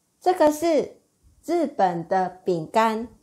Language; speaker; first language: Chinese; non-native, fluent; Japanese